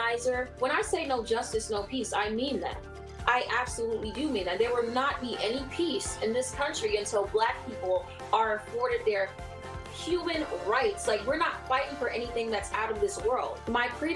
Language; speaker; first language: English; native; English